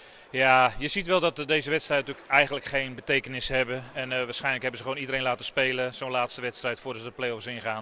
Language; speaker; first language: Dutch; native; Dutch